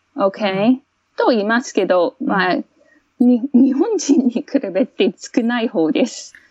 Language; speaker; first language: Japanese; non-native, fluent; English